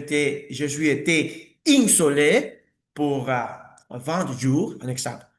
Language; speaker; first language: French; non-native, learner; Spanish